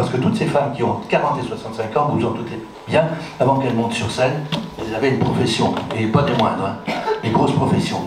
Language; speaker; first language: French; native; French